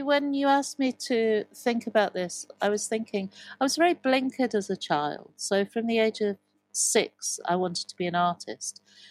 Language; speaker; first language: English; native; English